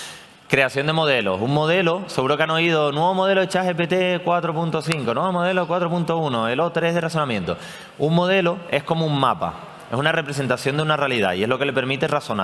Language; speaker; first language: Spanish; native; Spanish